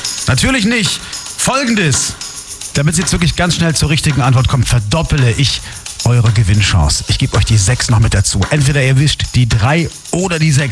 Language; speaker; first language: German; native; German